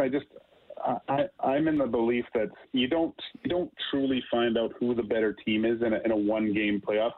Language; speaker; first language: English; native; English